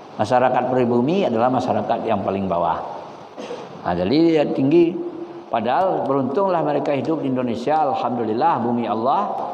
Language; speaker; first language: Malay; non-native, local second language; Minangkabau